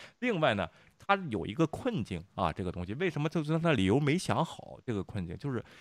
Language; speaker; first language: Chinese; native; Chinese